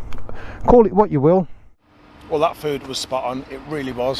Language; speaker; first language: English; native; English